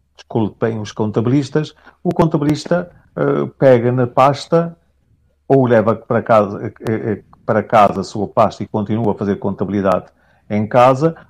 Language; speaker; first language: Portuguese; non-native, local second language; Kabuverdianu